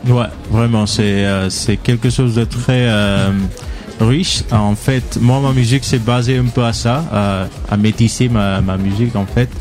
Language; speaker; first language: French; non-native, local second language; Mandingo